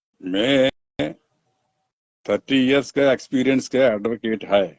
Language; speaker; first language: Hindi; non-native, local second language; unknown